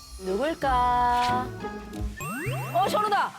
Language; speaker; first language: Korean; native; Korean